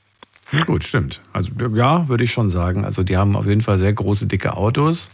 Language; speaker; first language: German; native; German